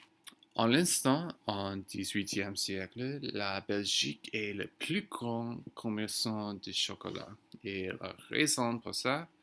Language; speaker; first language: French; non-native, learner; English